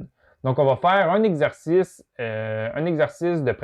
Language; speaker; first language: French; native; French